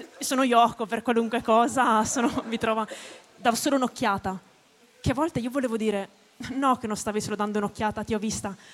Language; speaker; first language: Italian; native; Italian